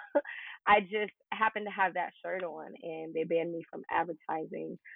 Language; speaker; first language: English; native; English